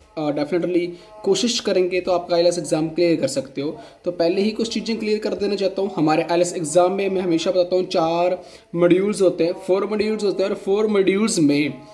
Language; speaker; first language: Hindi; non-native, local second language; Punjabi